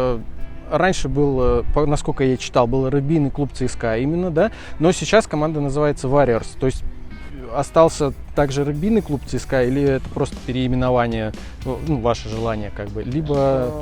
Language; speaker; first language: Russian; native; Russian